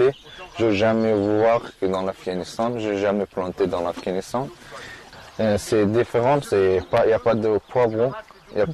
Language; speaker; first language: French; non-native, learner; Persian